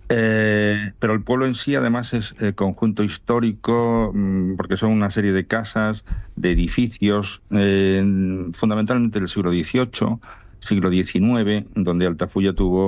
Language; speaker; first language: Spanish; native; Spanish